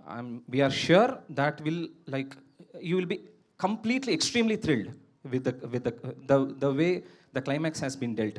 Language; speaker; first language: Telugu; native; Telugu